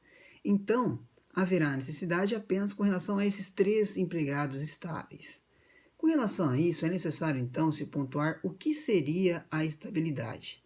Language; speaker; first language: Portuguese; native; Portuguese